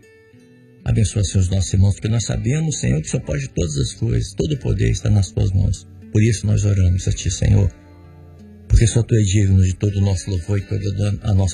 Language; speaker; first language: Portuguese; native; Portuguese